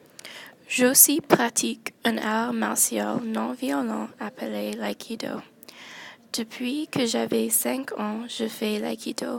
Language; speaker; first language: French; non-native, local second language; English